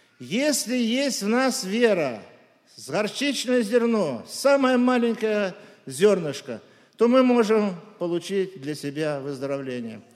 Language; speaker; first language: Russian; native; Russian